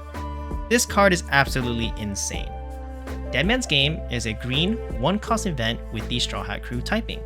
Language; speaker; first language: English; native; English